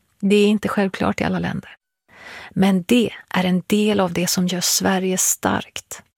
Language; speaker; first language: Swedish; early bilingual, other home language; Persian